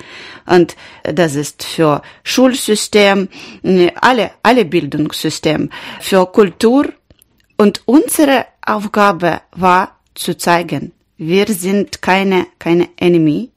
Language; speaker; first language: German; non-native, learner; Ukrainian